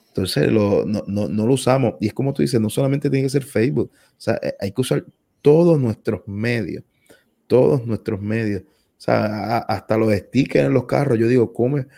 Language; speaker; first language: Spanish; native; Spanish